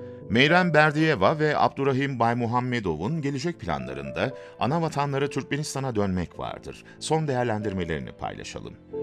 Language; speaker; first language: Turkish; native; Turkish